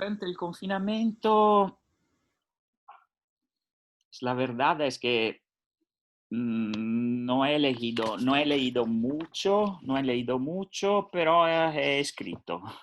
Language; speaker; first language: Spanish; non-native, learner; Italian